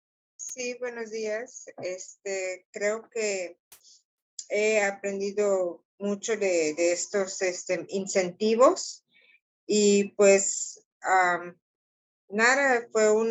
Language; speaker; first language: Spanish; non-native, local second language; English